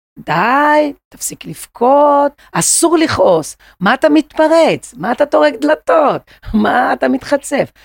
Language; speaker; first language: Hebrew; non-native, fluent; Portuguese